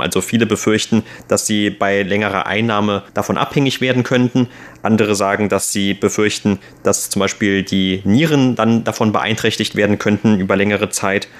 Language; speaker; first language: German; native; German